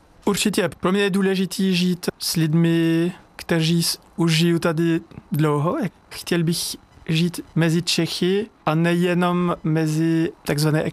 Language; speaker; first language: Czech; non-native, learner; French